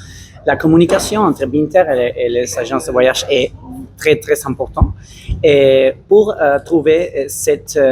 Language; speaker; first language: French; non-native, learner; Spanish